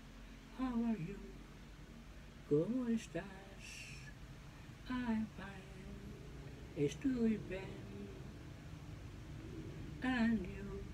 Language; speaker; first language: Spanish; non-native, learner; Cebuano